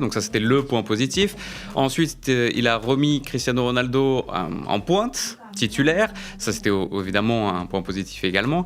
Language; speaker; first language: French; native; French